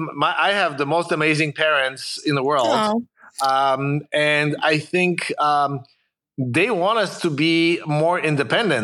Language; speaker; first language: English; non-native, fluent; Polish